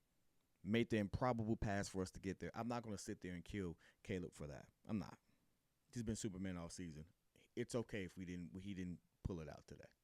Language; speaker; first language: English; native; English